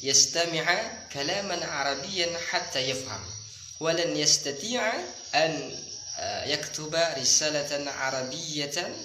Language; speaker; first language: Arabic; non-native, fluent; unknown